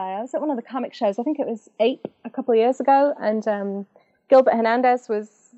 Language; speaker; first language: English; native; English